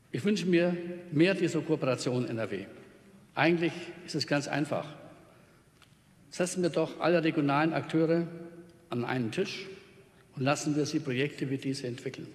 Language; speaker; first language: German; native; German